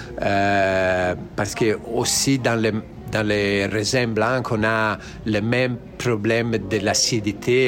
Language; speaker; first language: French; non-native, learner; Italian